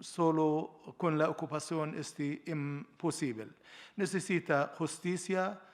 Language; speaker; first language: Spanish; non-native, learner; Arabic